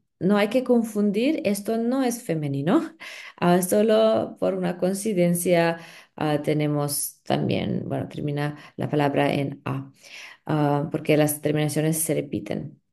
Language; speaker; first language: Spanish; non-native, fluent; Slovenian